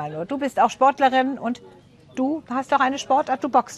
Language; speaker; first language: German; native; German